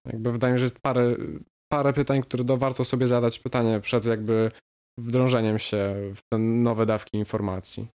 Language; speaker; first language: Polish; native; Polish